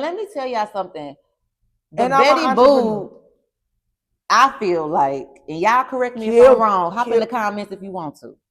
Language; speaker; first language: English; native; English